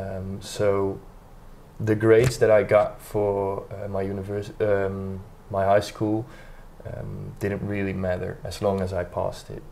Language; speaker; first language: English; non-native, fluent; Dutch